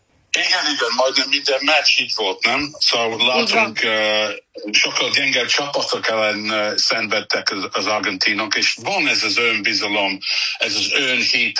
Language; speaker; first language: Hungarian; non-native, fluent; English